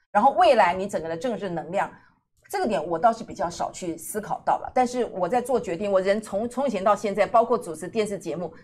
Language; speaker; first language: Chinese; native; Chinese